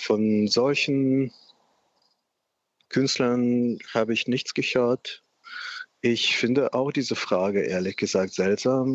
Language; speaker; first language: German; non-native, fluent; Russian